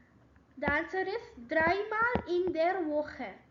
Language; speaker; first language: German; non-native, learner; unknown